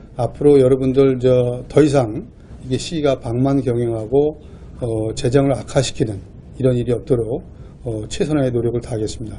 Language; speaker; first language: Korean; native; Korean